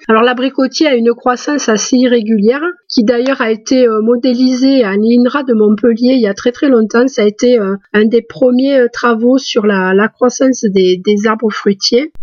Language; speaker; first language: French; native; French